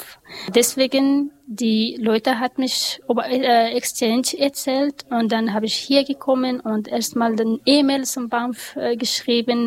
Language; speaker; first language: German; non-native, learner; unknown